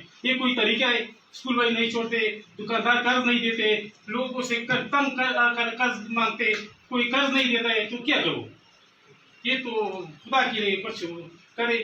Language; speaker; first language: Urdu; non-native, local second language; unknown